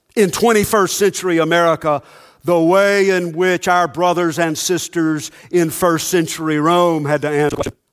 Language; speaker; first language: English; native; English